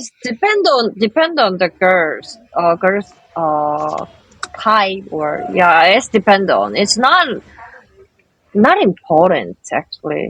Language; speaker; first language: English; non-native, learner; Korean